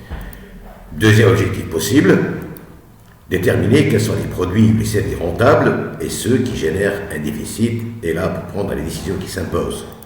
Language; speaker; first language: French; non-native, local second language; Arabic